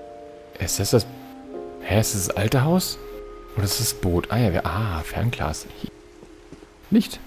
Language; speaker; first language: German; native; German